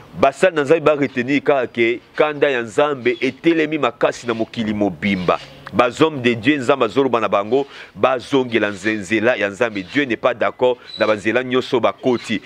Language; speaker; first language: Lingala; native; Lingala